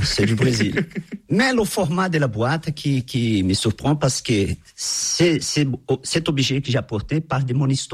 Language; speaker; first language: French; non-native, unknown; Portuguese